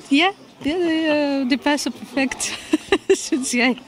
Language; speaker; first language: Danish; non-native, fluent; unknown